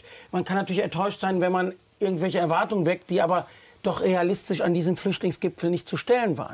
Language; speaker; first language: German; native; German